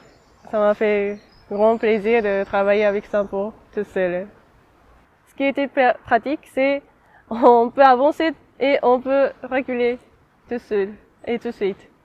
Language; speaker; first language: French; non-native, fluent; Japanese